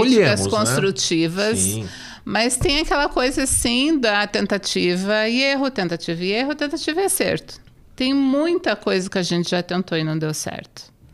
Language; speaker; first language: Portuguese; native; Portuguese